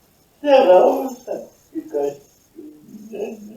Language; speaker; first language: Basque; non-native, learner; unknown